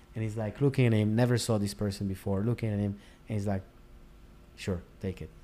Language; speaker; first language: English; non-native, fluent; Hebrew